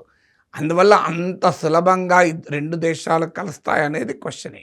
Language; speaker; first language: Telugu; native; Telugu